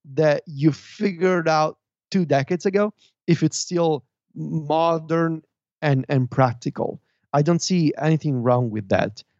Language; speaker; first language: English; non-native, fluent; Italian